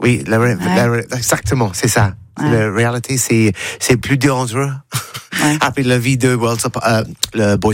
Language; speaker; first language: French; non-native, learner; English